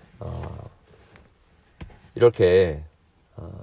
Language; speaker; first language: Korean; native; Korean